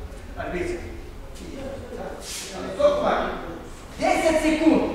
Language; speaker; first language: Russian; non-native, learner; Serbian